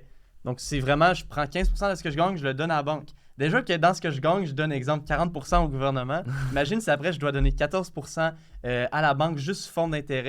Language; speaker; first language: French; native; French